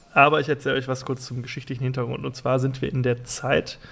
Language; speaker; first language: German; native; German